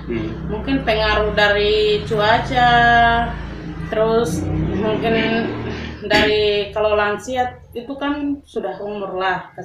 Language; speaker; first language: Indonesian; non-native, local second language; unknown